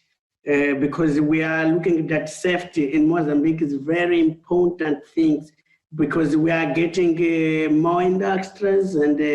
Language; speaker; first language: English; non-native, learner; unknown